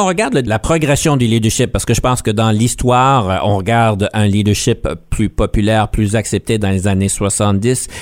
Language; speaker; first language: French; native; French